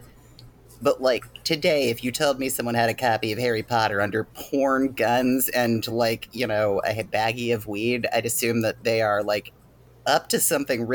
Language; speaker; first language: English; native; English